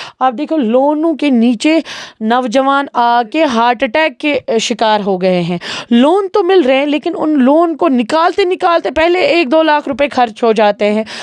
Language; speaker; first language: Urdu; non-native, local second language; Kashmiri